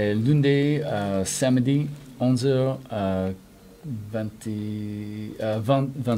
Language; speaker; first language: French; non-native, learner; English